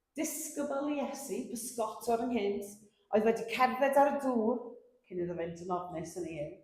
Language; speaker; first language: Welsh; native; Welsh